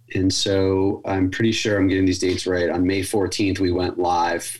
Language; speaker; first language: English; native; English